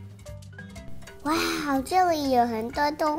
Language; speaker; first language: Chinese; early bilingual, heritage; Chinese